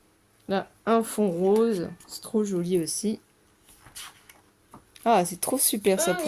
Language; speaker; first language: French; native; French